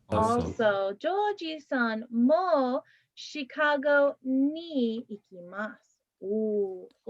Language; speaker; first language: Japanese; non-native, fluent; English